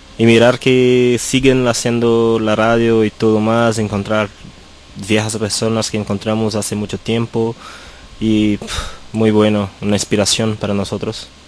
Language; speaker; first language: Spanish; non-native, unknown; Portuguese